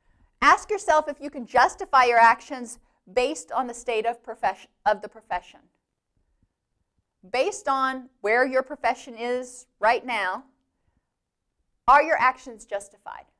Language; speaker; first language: English; native; English